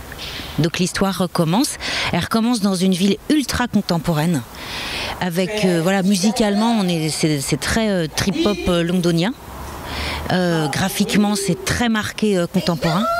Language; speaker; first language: French; native; French